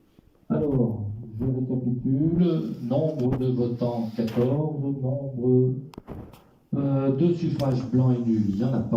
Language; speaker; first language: French; native; French